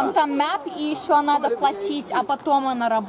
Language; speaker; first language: Russian; early bilingual, other home language; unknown